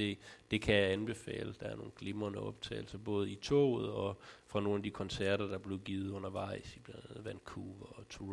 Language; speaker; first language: Danish; native; Danish